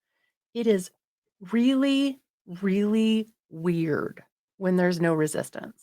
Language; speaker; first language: English; native; English